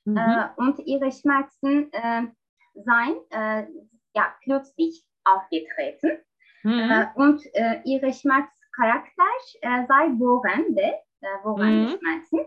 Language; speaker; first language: German; non-native, learner; Turkish